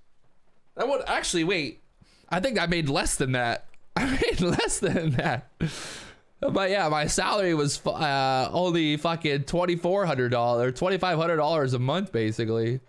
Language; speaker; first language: English; native; English